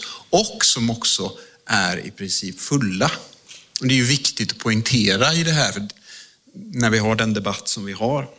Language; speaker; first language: Swedish; native; Swedish